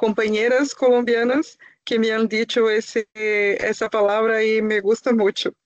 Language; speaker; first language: Spanish; non-native, fluent; Portuguese